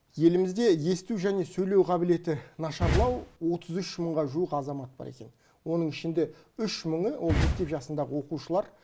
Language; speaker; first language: Kazakh; native; Kazakh